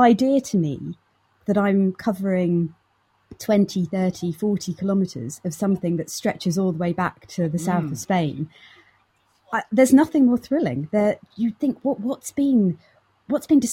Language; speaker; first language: English; native; English